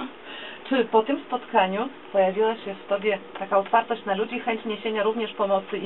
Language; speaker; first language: Polish; native; Polish